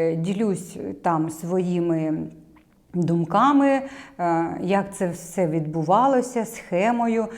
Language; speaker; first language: Ukrainian; non-native, local second language; Russian